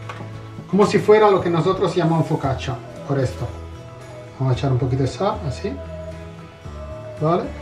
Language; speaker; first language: Spanish; non-native, fluent; Italian